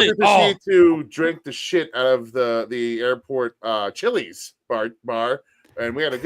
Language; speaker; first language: English; native; English